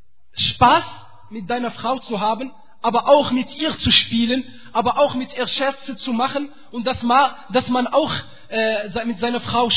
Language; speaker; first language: German; non-native, fluent; Arabic